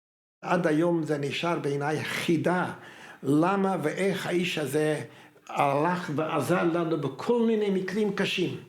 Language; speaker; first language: Hebrew; non-native, fluent; Hungarian